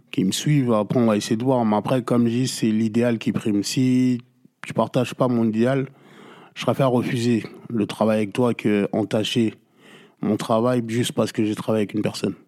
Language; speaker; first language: French; non-native, local second language; Lingala